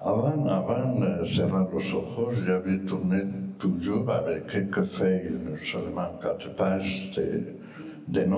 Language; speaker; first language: French; non-native, fluent; Spanish